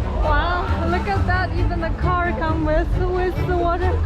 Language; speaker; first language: English; non-native, fluent; Chinese